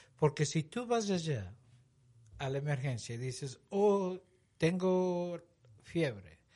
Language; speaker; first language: Spanish; native; Spanish